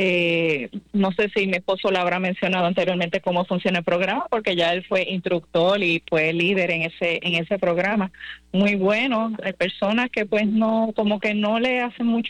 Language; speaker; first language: Spanish; native; Spanish